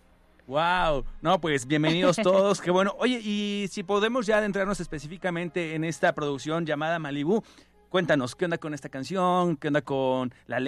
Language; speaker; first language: Spanish; native; Spanish